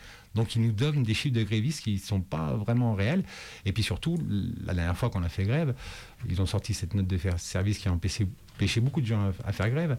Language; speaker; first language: French; native; French